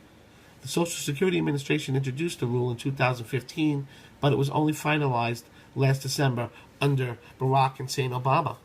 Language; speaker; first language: English; native; English